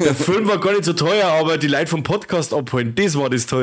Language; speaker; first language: German; native; German